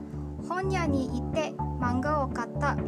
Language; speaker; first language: Japanese; non-native, learner; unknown